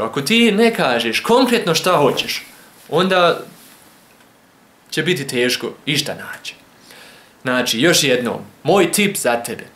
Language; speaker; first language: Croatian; early bilingual, heritage; Croatian